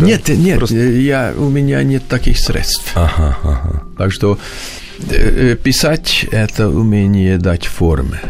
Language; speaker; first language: Russian; non-native, learner; Hungarian